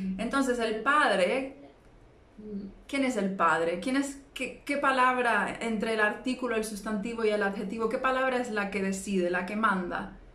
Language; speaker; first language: Spanish; native; Spanish